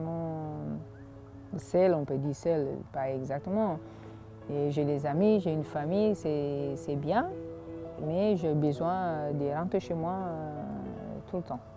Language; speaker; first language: French; non-native, fluent; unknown